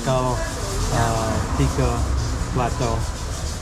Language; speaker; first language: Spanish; non-native, learner; English